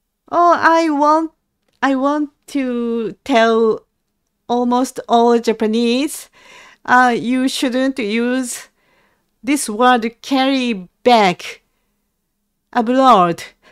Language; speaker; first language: English; non-native, learner; Japanese